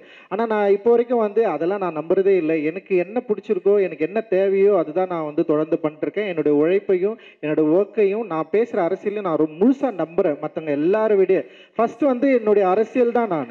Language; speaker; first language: Tamil; native; Tamil